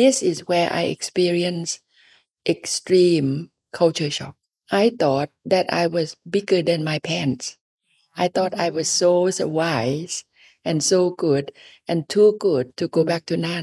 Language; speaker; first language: English; non-native, fluent; Thai